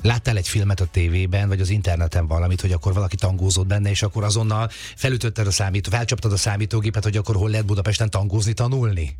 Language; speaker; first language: Hungarian; native; Hungarian